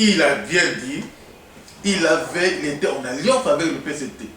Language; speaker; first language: French; non-native, local second language; Lingala